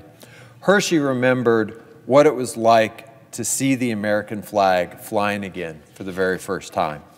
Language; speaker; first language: English; native; English